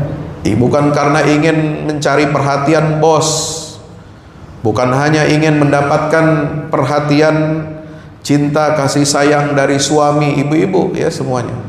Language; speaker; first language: Indonesian; native; Indonesian